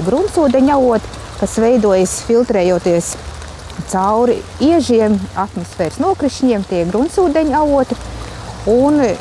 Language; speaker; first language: Latvian; native; Latvian